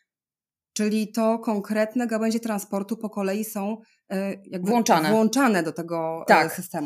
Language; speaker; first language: Polish; native; Polish